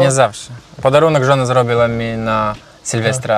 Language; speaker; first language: Polish; non-native, learner; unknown